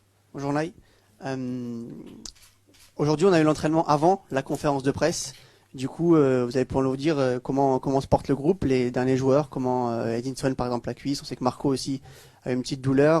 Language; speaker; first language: French; native; French